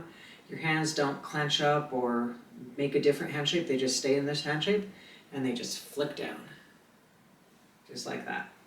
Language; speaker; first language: English; native; English